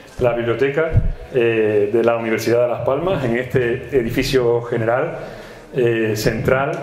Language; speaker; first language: Spanish; native; Spanish